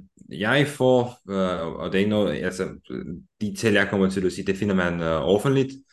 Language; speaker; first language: Danish; non-native, fluent; Romanian